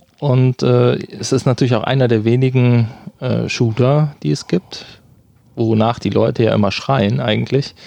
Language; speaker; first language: German; native; German